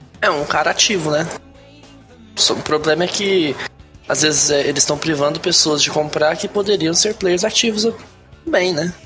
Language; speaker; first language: Portuguese; native; Portuguese